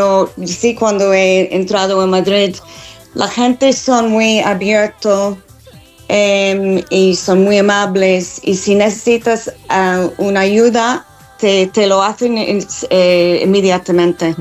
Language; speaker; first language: Spanish; non-native, fluent; English